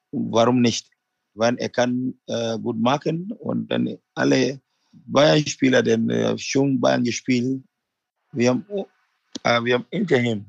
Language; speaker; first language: German; non-native, learner; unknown